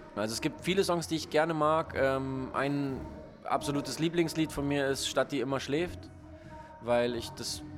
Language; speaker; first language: German; native; German